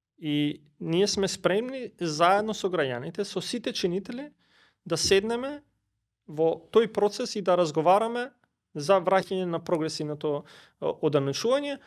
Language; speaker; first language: Macedonian; non-native, local second language; Albanian